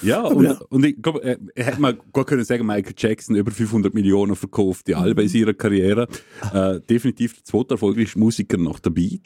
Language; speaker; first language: German; native; German